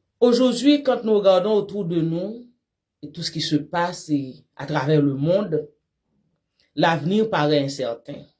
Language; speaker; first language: French; non-native, local second language; Haitian Creole